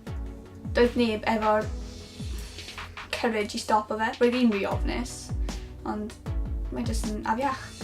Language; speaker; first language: Welsh; native; Welsh